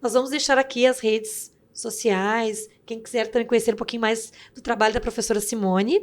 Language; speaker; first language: Portuguese; native; Portuguese